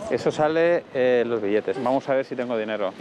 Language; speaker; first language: Spanish; native; Spanish